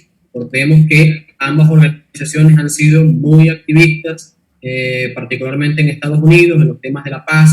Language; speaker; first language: Spanish; native; Spanish